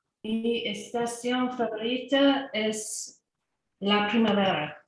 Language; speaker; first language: Spanish; non-native, learner; English